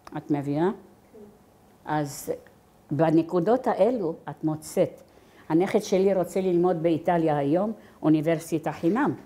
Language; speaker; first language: Hebrew; non-native, fluent; Arabic